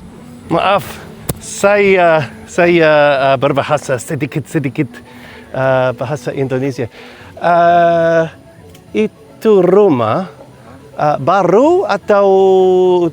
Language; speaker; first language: Indonesian; non-native, learner; English